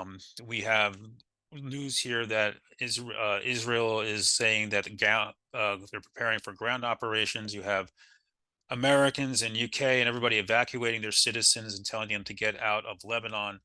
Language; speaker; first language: English; native; English